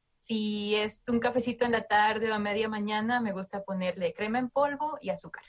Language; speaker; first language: Spanish; native; Spanish